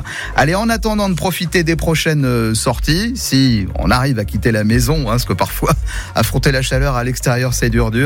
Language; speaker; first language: French; native; French